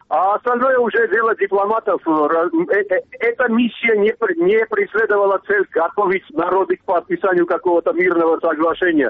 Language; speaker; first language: Russian; non-native, local second language; Armenian